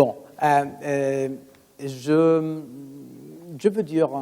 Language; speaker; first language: French; non-native, fluent; German